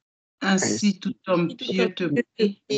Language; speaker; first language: French; native; French